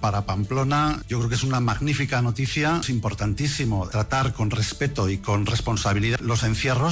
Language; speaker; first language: Spanish; native; Spanish